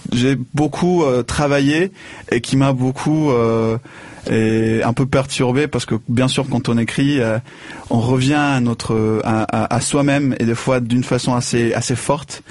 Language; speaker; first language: French; non-native, fluent; Spanish